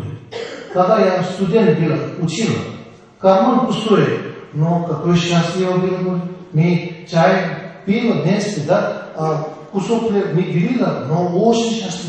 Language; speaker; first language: Russian; non-native, learner; Tibetan